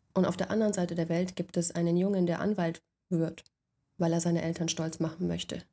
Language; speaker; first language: German; native; German